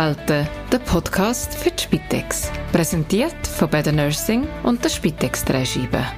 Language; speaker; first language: German; native; German